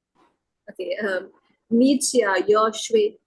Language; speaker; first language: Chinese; non-native, learner; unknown